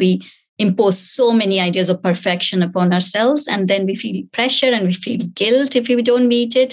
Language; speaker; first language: English; non-native, local second language; Hindi